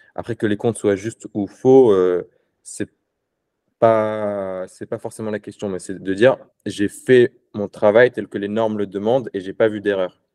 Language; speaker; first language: French; non-native, local second language; Arabic